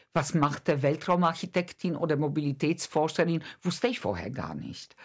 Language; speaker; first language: German; non-native, fluent; Polish